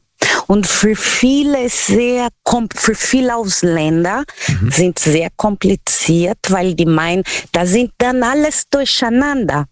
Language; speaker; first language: German; non-native, learner; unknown